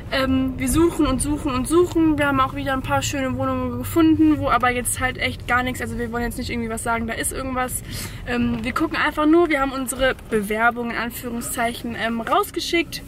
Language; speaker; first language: German; native; German